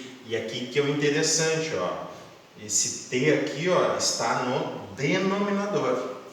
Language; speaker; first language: Portuguese; native; Portuguese